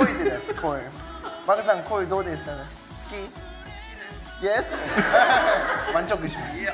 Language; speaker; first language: Japanese; non-native, learner; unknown